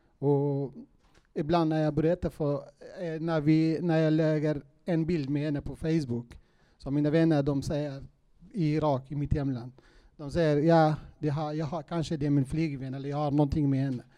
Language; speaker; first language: Swedish; non-native, fluent; Central Kurdish